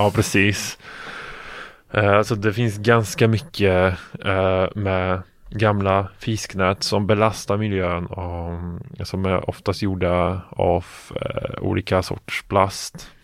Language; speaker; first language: Swedish; non-native, fluent; Polish